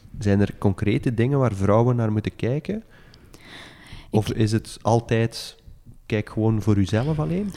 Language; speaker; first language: Dutch; native; Dutch